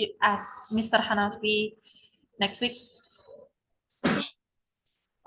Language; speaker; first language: English; non-native, learner; Indonesian